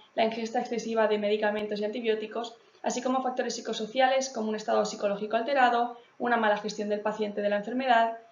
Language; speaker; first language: Spanish; native; Spanish